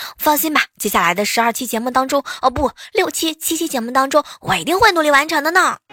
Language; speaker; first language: Chinese; native; Chinese